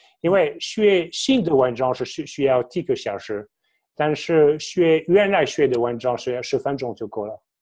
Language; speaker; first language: Chinese; non-native, fluent; French